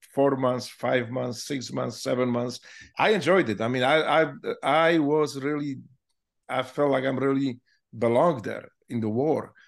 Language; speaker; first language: English; non-native, fluent; Polish